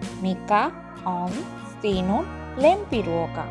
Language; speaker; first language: Finnish; non-native, learner; Bangla